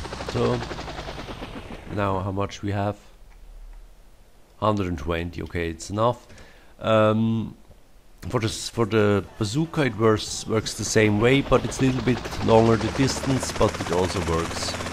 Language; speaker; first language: English; non-native, learner; German